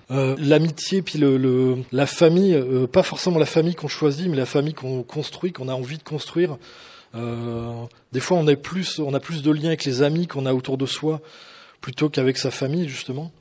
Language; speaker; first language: French; native; French